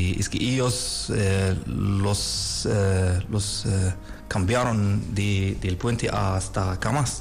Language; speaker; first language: Spanish; non-native, learner; Arabic